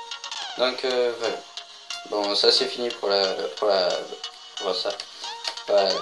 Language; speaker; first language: French; native; French